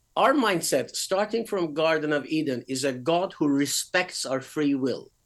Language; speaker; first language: English; non-native, fluent; Persian